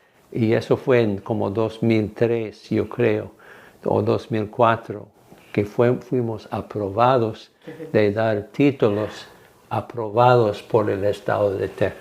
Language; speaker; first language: Spanish; non-native, fluent; English